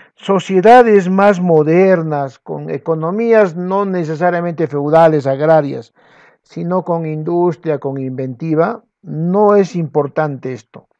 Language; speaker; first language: Spanish; non-native, local second language; Quechua